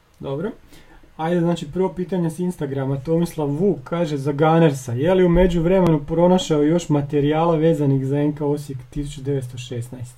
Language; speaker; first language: Croatian; native; Croatian